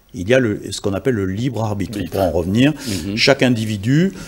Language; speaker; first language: French; native; French